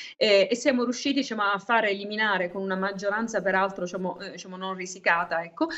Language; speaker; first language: Italian; native; Italian